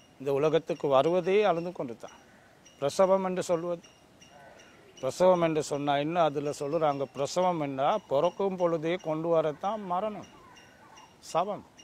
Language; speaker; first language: Tamil; non-native, local second language; Sinhala